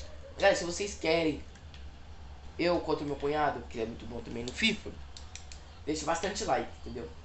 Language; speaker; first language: Portuguese; native; Portuguese